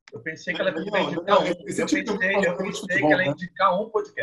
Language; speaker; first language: Portuguese; native; Portuguese